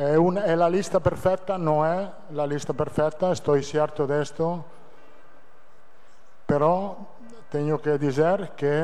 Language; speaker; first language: Portuguese; non-native, fluent; Italian